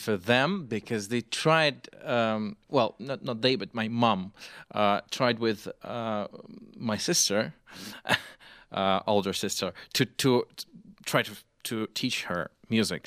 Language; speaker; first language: English; non-native, fluent; Russian